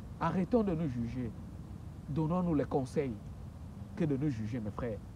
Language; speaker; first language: French; native; French